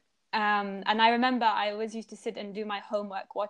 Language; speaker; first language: English; native; English